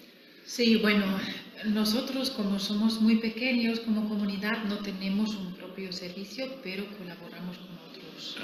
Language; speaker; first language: Spanish; non-native, fluent; German